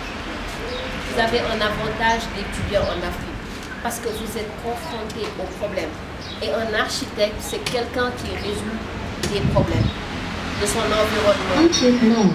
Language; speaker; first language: French; non-native, local second language; Wolof